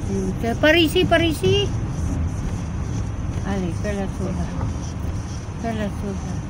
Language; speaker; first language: French; non-native, learner; Filipino